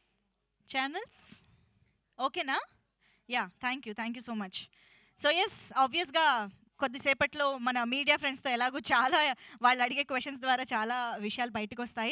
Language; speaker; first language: Telugu; native; Telugu